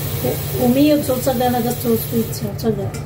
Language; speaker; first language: Chinese; non-native, learner; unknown